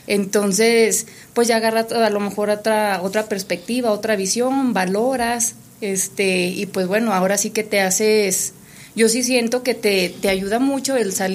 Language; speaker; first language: Spanish; native; Spanish